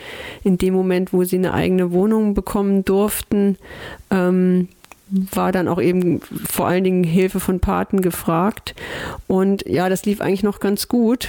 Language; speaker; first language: German; native; German